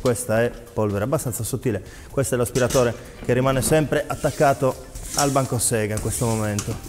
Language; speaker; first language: Italian; native; Italian